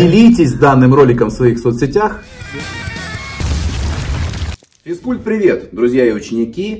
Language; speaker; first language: Russian; native; Russian